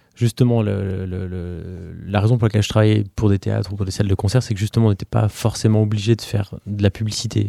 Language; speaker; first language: French; native; French